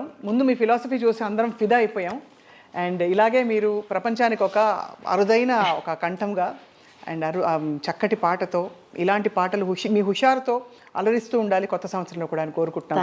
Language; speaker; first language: Telugu; native; Telugu